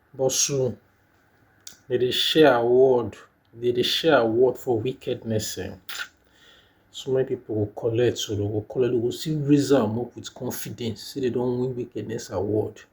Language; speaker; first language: Nigerian Pidgin; non-native, local second language; Bini